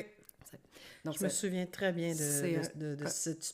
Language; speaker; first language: French; native; French